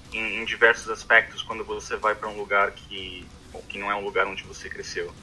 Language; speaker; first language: Portuguese; native; Portuguese